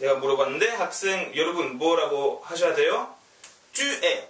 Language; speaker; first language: Korean; non-native, learner; French